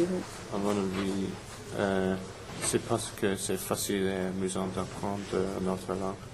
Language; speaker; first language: French; non-native, learner; English